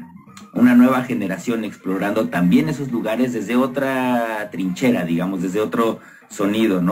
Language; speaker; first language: Spanish; native; Spanish